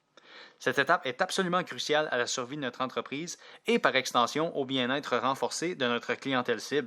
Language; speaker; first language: French; native; French